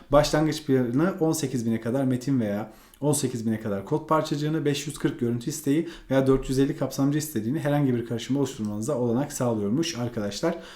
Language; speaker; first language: Turkish; native; Turkish